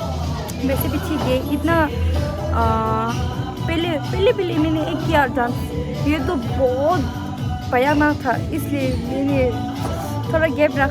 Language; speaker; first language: Hindi; non-native, learner; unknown